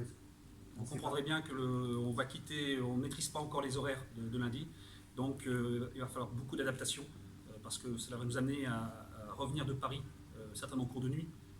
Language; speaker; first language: French; native; French